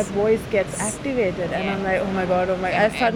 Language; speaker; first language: English; non-native, local second language; Sinhala